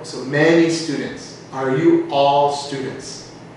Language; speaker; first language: English; native; English